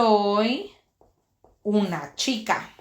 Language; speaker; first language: Spanish; early bilingual, heritage; Spanish